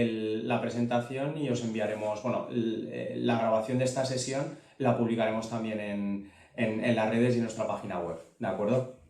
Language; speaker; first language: Spanish; native; Spanish